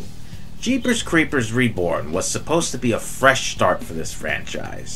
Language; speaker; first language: English; native; English